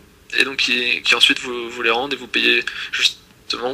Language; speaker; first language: French; native; French